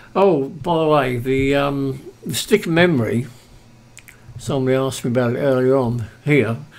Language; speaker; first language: English; native; English